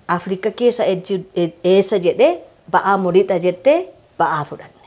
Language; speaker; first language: Oromo; non-native, fluent; Japanese